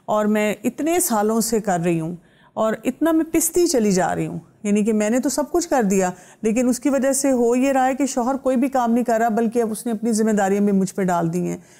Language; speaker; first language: Urdu; native; Urdu